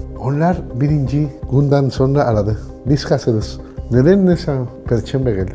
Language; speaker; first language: Turkish; non-native, learner; Spanish